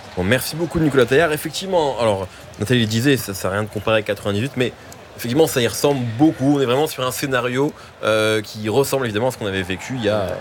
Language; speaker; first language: French; early bilingual, other home language; Arabic